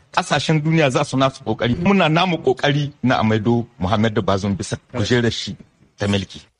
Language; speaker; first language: Hausa; native; Hausa